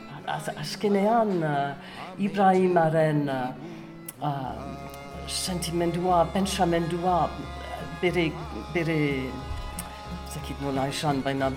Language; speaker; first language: Basque; non-native, learner; English